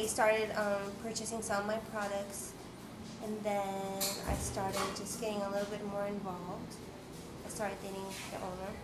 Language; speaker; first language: English; non-native, fluent; Spanish